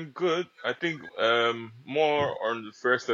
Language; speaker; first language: English; non-native, local second language; Yoruba